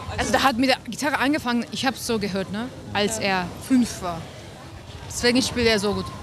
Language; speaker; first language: German; non-native, fluent; Turkish